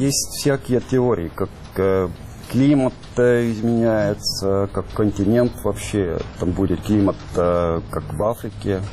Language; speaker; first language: Russian; non-native, fluent; Estonian